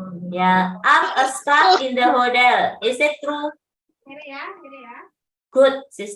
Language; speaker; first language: English; non-native, fluent; Indonesian